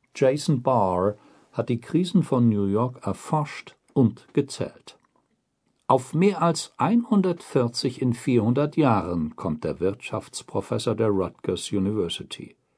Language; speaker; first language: German; native; German